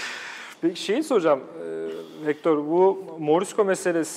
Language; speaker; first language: Turkish; native; Turkish